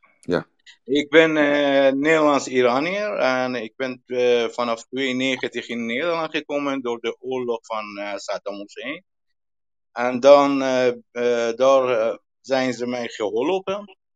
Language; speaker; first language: Dutch; non-native, learner; Persian